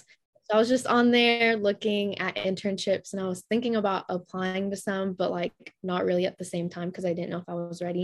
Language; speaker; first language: English; native; English